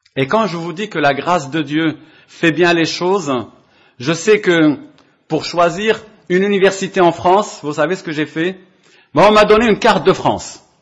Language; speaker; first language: French; non-native, local second language; Arabic